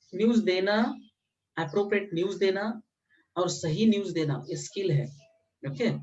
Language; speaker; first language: Hindi; non-native, local second language; Marathi